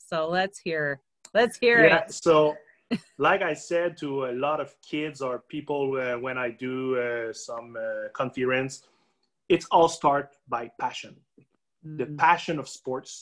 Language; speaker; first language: English; native; English